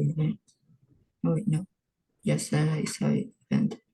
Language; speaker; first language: English; non-native, learner; Vietnamese